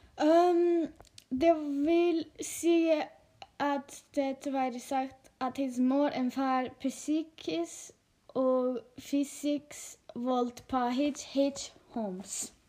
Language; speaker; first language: Swedish; non-native, learner; Icelandic